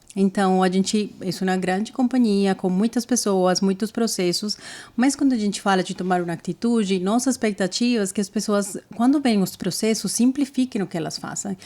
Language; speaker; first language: Portuguese; non-native, fluent; Spanish